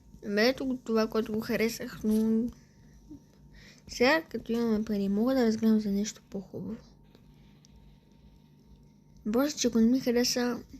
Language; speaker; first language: Bulgarian; native; Bulgarian